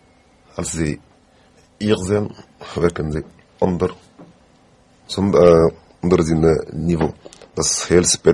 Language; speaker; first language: Dutch; non-native, fluent; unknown